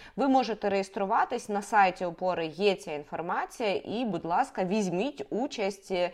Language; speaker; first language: Ukrainian; native; Ukrainian